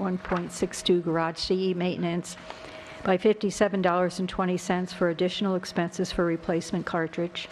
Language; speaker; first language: English; native; English